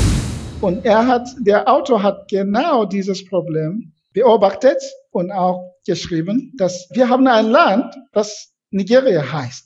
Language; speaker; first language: German; non-native, fluent; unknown